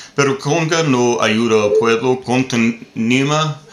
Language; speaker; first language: Spanish; non-native, learner; English